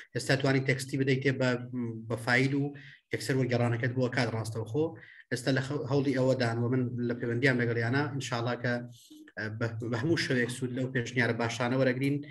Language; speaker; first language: Central Kurdish; native; Central Kurdish